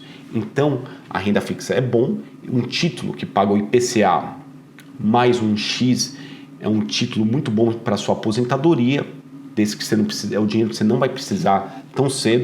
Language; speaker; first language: Portuguese; native; Portuguese